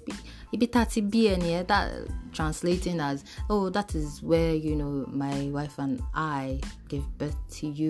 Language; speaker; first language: English; non-native, local second language; Yoruba